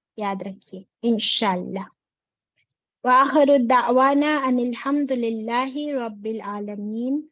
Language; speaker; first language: Urdu; native; Urdu